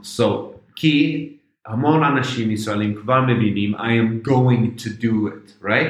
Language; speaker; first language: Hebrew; non-native, fluent; English